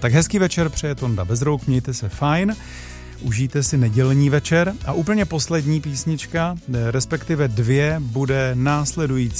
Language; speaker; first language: Czech; native; Czech